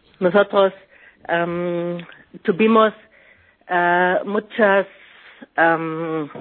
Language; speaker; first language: Spanish; non-native, learner; German